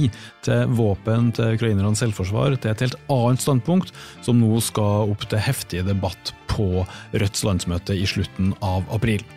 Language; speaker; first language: Norwegian; native; Norwegian